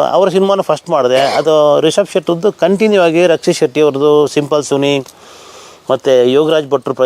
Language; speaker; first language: Kannada; native; Kannada